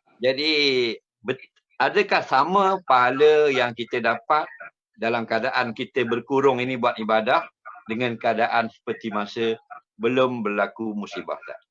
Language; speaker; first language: Malay; native; Malay